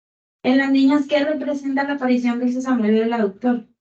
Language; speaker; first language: Spanish; native; Spanish